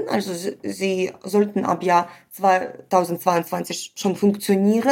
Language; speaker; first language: German; non-native, fluent; Ukrainian